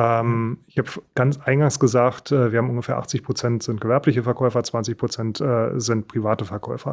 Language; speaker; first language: German; native; German